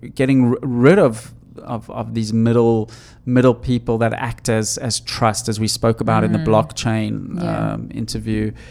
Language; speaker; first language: English; native; English